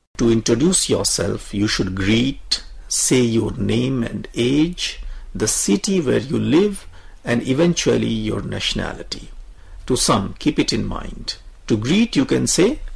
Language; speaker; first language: English; non-native, local second language; Hindi